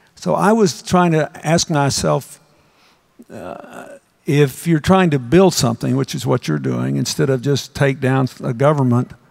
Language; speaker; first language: English; native; English